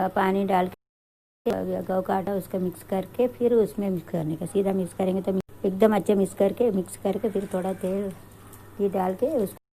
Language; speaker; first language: Hindi; non-native, local second language; Tamil